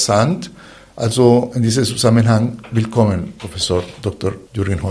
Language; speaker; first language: German; non-native, fluent; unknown